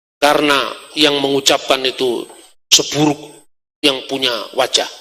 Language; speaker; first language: Indonesian; non-native, local second language; Javanese